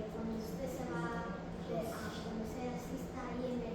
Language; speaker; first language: Spanish; early bilingual, heritage; Spanish